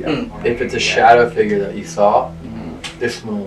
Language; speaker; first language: English; native; English